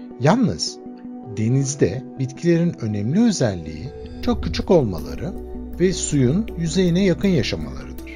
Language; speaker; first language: Turkish; native; Turkish